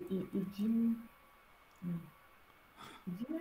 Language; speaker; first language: Japanese; non-native, learner; German